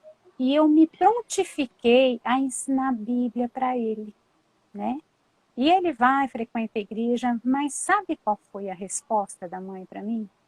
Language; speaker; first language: Portuguese; native; Portuguese